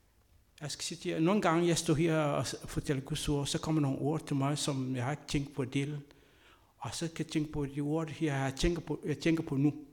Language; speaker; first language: Danish; non-native, fluent; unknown